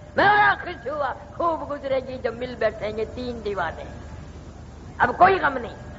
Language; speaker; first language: Urdu; non-native, local second language; Saraiki